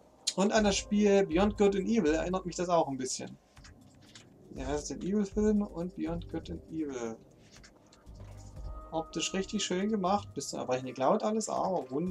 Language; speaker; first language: German; native; German